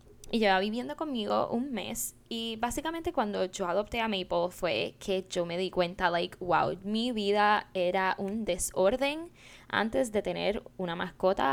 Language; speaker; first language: Spanish; early bilingual, heritage; Spanish